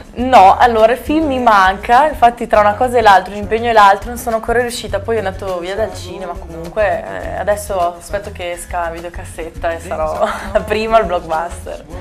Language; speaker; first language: Italian; early bilingual, other home language; Albanian